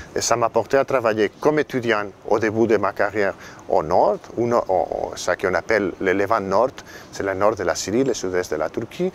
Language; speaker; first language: French; non-native, fluent; Catalan